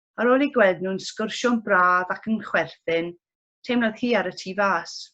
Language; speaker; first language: Welsh; non-native, local second language; English